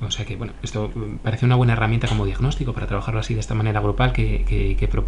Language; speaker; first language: Spanish; native; Spanish